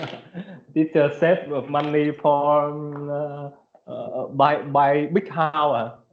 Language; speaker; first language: English; non-native, learner; Vietnamese